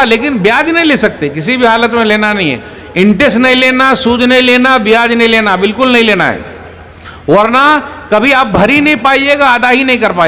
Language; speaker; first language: Hindi; native; Hindi